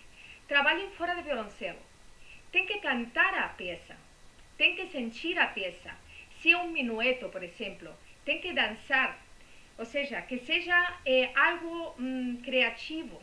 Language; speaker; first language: Portuguese; non-native, fluent; Spanish